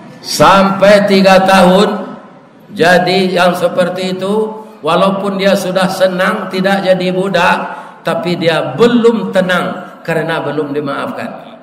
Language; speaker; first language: Malay; non-native, local second language; Minangkabau